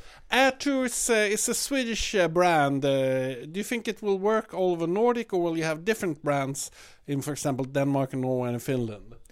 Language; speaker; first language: English; non-native, fluent; Swedish